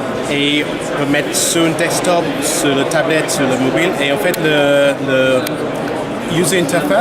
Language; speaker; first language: French; non-native, learner; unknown